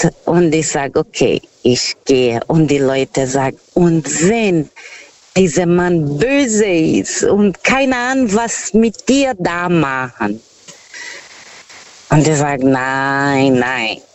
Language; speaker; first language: German; non-native, fluent; Portuguese